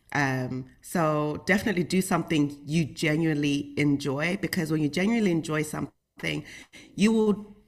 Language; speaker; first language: English; native; English